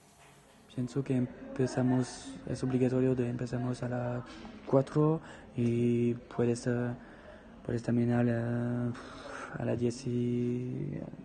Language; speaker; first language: Spanish; non-native, learner; French